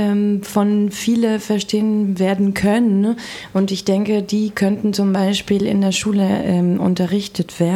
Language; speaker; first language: German; non-native, fluent; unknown